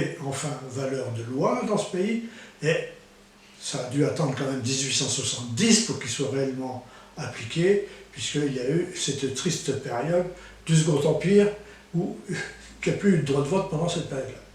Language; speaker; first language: French; native; French